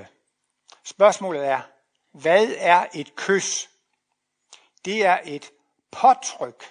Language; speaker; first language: Danish; native; Danish